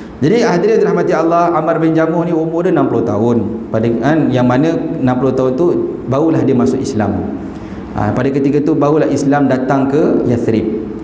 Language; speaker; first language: Malay; native; Malay